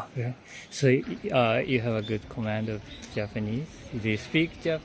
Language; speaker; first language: English; non-native, fluent; Japanese